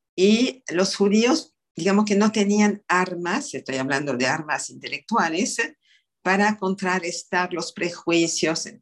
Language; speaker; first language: Spanish; non-native, fluent; French